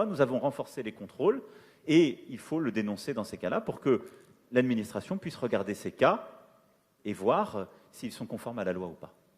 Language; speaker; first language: French; native; French